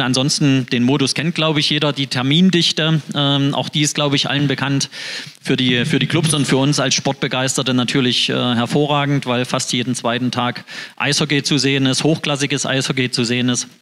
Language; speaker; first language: German; native; German